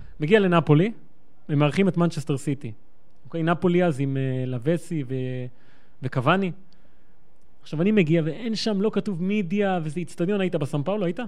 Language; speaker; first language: Hebrew; native; Hebrew